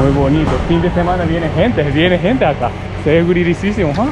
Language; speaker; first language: Spanish; non-native, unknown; Japanese